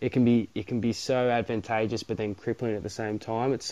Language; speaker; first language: English; native; English